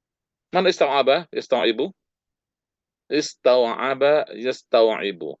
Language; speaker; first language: Arabic; non-native, fluent; Indonesian